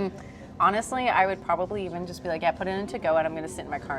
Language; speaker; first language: English; native; English